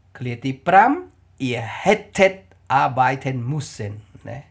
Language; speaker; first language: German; non-native, fluent; Khmer